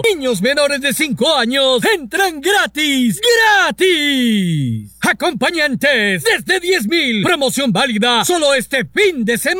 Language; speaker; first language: Spanish; native; Spanish